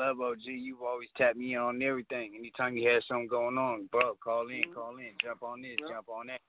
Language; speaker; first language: English; native; English